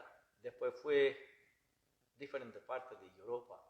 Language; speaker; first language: Spanish; non-native, learner; Bangla